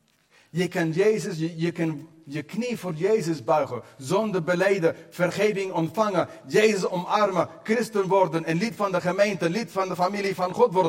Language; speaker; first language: Dutch; non-native, fluent; English